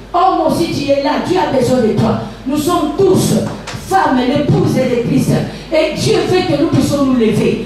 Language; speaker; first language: French; non-native, local second language; Lingala